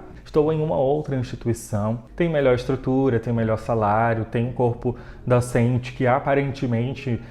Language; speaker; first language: Portuguese; native; Portuguese